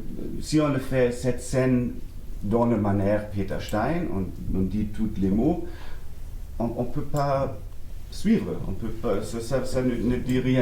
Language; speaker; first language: French; non-native, learner; German